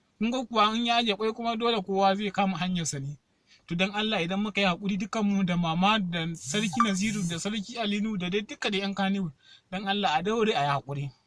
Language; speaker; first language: Hausa; non-native, local second language; Yoruba